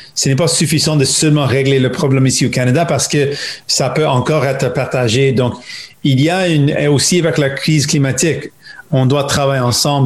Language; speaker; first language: French; non-native, local second language; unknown